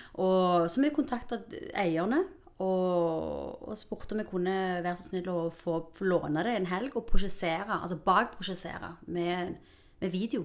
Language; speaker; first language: Norwegian; early bilingual, other home language; Spanish